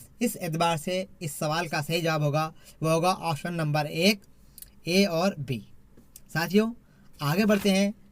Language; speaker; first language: Urdu; native; Urdu